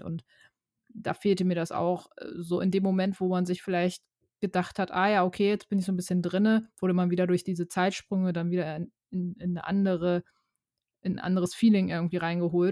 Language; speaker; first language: German; native; German